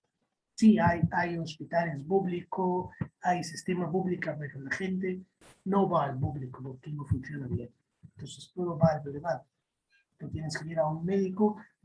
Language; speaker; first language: Spanish; non-native, fluent; Arabic